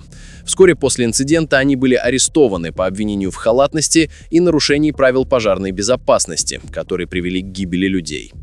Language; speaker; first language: Russian; native; Russian